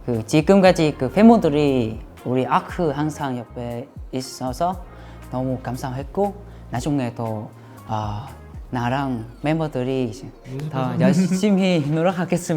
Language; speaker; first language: Korean; non-native, learner; Vietnamese